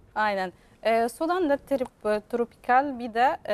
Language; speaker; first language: Turkish; non-native, fluent; Arabic